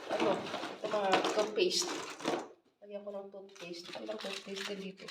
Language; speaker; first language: Filipino; non-native, local second language; Cebuano